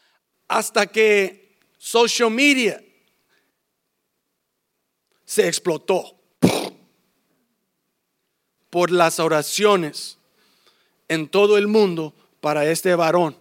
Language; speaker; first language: Spanish; early bilingual, heritage; English